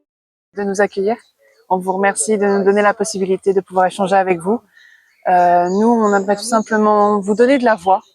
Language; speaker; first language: French; native; French